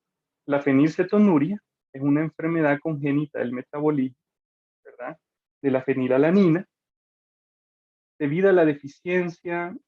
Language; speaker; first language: Spanish; native; Spanish